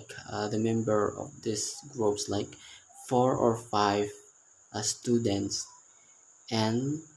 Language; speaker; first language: English; non-native, learner; Indonesian